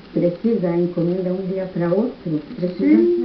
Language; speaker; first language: Portuguese; non-native, learner; German